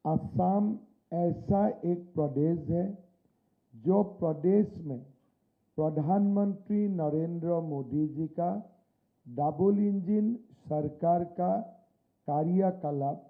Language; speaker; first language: Hindi; non-native, local second language; Assamese